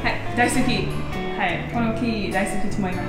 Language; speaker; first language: Japanese; non-native, learner; English